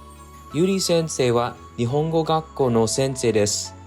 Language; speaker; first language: Japanese; non-native, learner; English